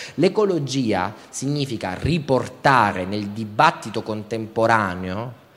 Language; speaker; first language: Italian; native; Italian